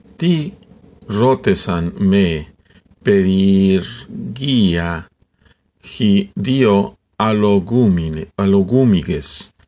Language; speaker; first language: Greek; non-native, learner; Spanish